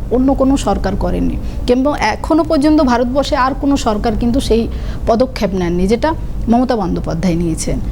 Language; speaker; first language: Bangla; non-native, local second language; Santali